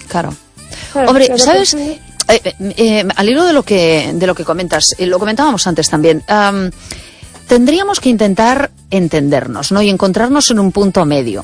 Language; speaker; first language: Spanish; native; Spanish